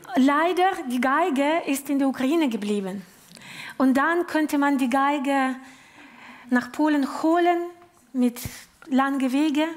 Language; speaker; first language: German; non-native, learner; Ukrainian